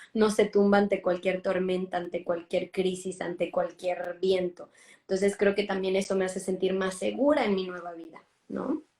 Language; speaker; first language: Spanish; native; Spanish